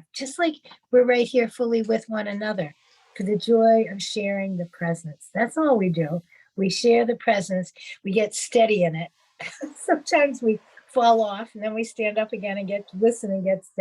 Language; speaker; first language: English; native; English